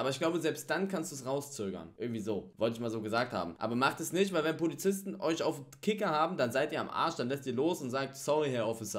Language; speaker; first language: German; native; German